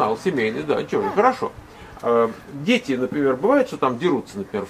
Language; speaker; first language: Russian; native; Russian